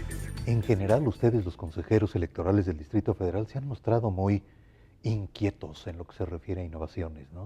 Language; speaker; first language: Spanish; native; Spanish